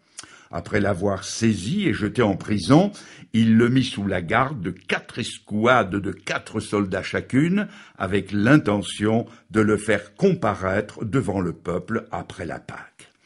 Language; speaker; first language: French; native; French